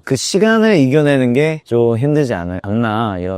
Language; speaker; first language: Korean; native; Korean